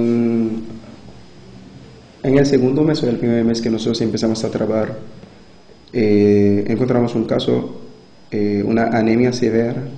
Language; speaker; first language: Spanish; non-native, fluent; Haitian Creole